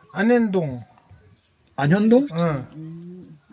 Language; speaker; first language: Korean; non-native, learner; Mongolian